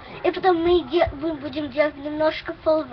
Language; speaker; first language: Russian; early bilingual, heritage; English